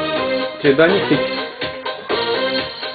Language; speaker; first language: French; non-native, fluent; Russian